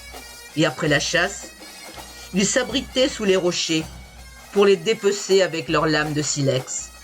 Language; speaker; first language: French; native; French